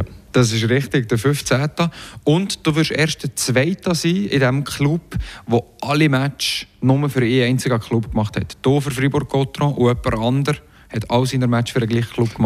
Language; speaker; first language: German; native; German